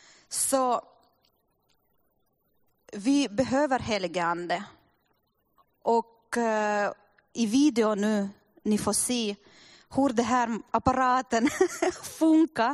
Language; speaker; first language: Swedish; non-native, fluent; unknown